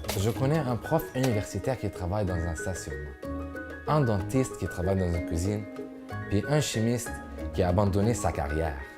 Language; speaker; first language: French; non-native, fluent; Arabic